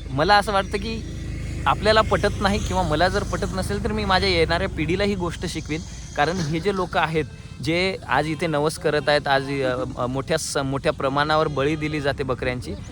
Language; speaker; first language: Marathi; non-native, local second language; Lambadi